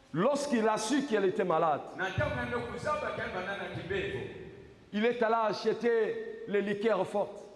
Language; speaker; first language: French; non-native, local second language; Lingala